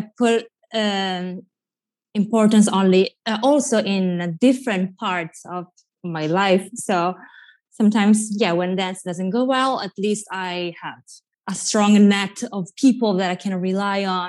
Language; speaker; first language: English; non-native, fluent; Italian